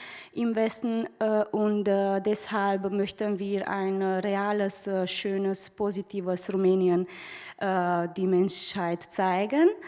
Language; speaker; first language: German; non-native, fluent; Romanian